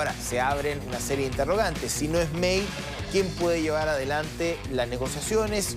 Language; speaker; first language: Spanish; native; Spanish